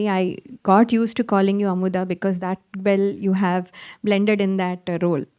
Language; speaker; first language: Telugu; native; Telugu